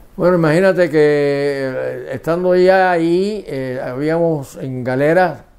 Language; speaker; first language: Spanish; native; Spanish